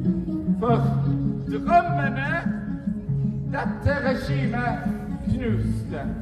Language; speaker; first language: Norwegian; non-native, fluent; Persian